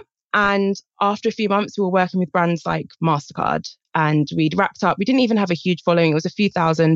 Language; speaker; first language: English; native; English